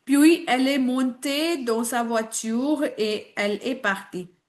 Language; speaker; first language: French; non-native, fluent; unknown